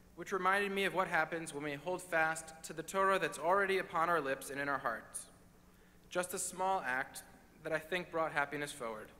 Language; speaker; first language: English; native; English